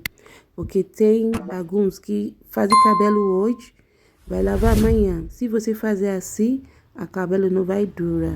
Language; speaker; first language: Portuguese; non-native, learner; English